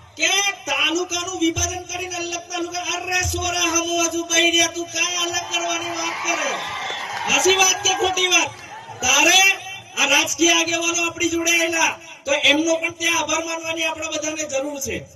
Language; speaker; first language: Gujarati; native; Gujarati